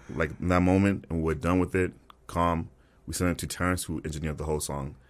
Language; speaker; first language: English; non-native, local second language; Tswana